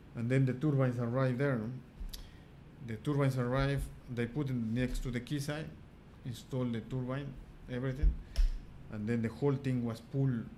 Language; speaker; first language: English; non-native, fluent; Spanish